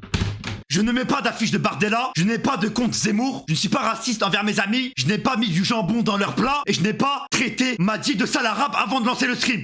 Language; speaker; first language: French; native; French